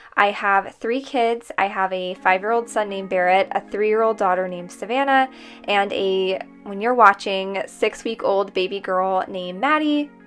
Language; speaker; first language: English; native; English